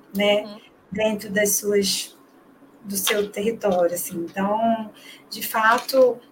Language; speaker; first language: Portuguese; native; Portuguese